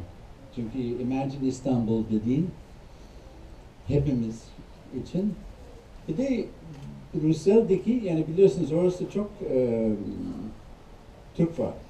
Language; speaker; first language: Turkish; non-native, fluent; English